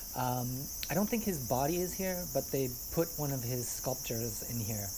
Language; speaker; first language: English; native; English